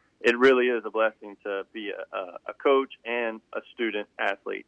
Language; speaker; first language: English; native; English